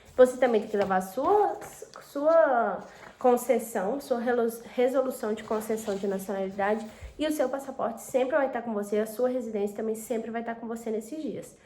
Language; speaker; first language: Portuguese; native; Portuguese